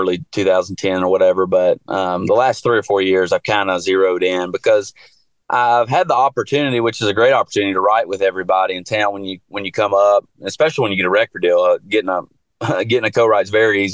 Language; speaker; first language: English; native; English